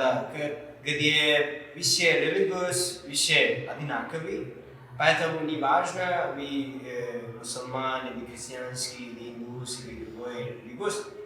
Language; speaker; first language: Russian; non-native, learner; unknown